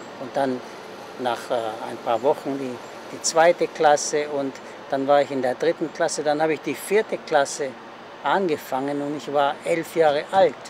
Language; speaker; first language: German; early bilingual, heritage; German